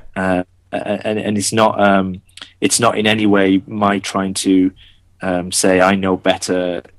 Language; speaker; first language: English; non-native, local second language; Gujarati